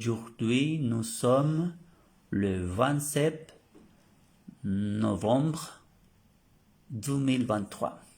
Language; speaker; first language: French; non-native, fluent; Spanish